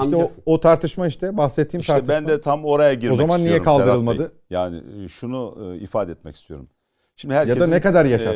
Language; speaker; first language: Turkish; native; Turkish